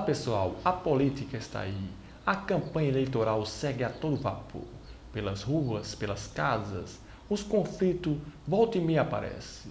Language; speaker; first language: Portuguese; native; Portuguese